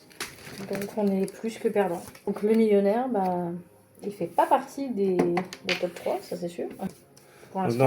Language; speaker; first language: French; native; French